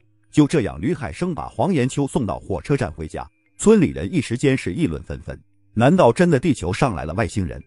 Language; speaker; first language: Chinese; native; Chinese